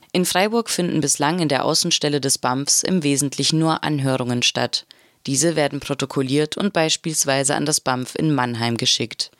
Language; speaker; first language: German; native; German